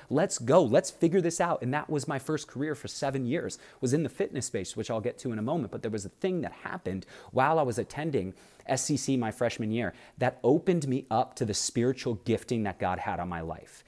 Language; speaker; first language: English; native; English